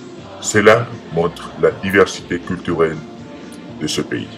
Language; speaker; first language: French; non-native, learner; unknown